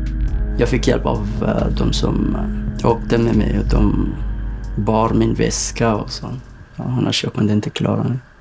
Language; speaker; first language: Swedish; non-native, learner; Persian